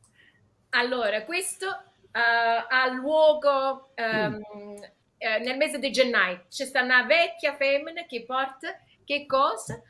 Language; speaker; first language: Italian; early bilingual, heritage; English